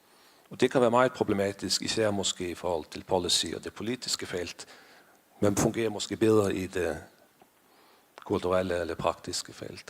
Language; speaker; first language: Danish; non-native, fluent; Faroese